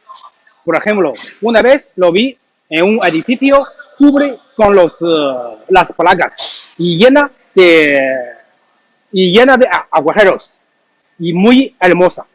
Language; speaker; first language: Spanish; non-native, learner; Chinese